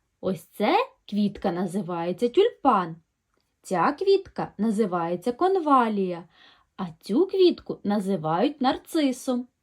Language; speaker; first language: Ukrainian; native; Ukrainian